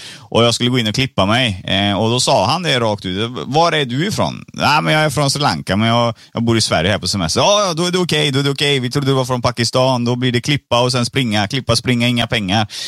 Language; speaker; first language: Swedish; early bilingual, other home language; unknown